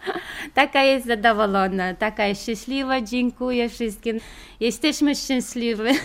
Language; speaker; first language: Polish; non-native, learner; Chechen